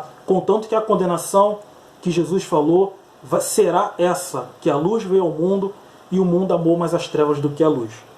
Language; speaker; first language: Portuguese; native; Portuguese